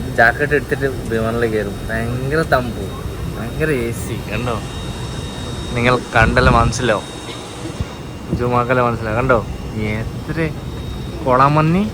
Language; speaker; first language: Malayalam; non-native, learner; Bangla